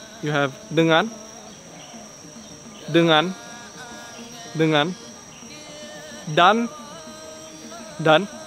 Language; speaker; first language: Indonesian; non-native, fluent; English